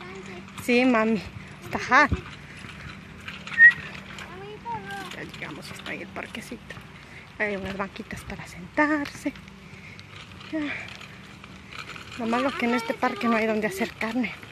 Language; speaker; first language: Spanish; native; Spanish